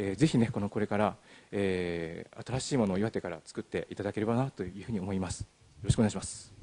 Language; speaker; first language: Japanese; native; Japanese